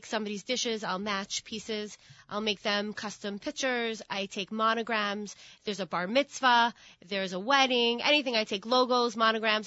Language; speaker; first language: English; native; English